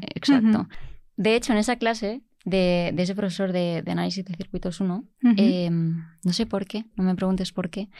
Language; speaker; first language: Spanish; native; Spanish